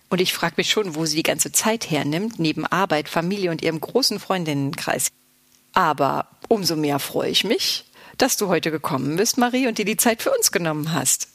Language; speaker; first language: German; native; German